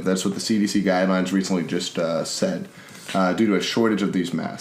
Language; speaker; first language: English; native; English